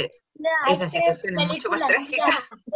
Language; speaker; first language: Spanish; native; Spanish